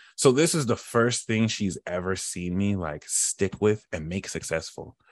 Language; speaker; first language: English; early bilingual, other home language; Yoruba